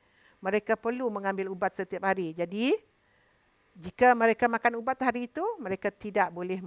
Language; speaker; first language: Malay; native; Malay